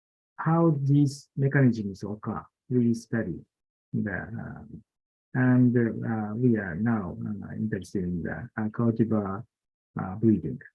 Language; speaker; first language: English; non-native, fluent; Japanese